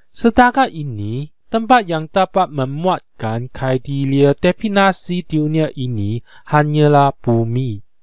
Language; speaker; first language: Malay; non-native, local second language; Chinese